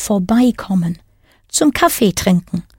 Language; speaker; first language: German; non-native, fluent; English